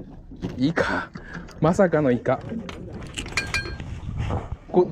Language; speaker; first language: Japanese; native; Japanese